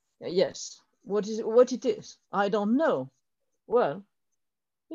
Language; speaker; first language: English; non-native, learner; French